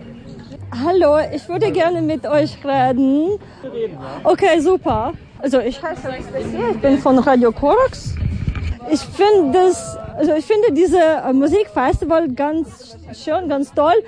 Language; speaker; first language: German; non-native, fluent; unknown